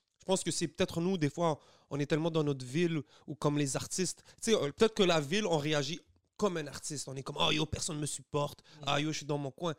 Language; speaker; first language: French; native; French